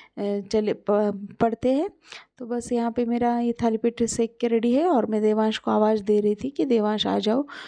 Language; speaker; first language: Hindi; non-native, local second language; Marathi